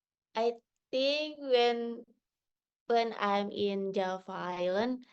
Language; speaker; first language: English; non-native, learner; Indonesian